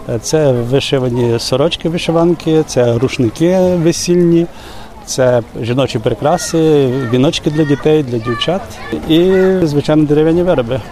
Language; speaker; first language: Ukrainian; native; Ukrainian